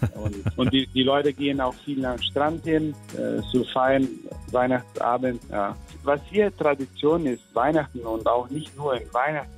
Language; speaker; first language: German; early bilingual, heritage; German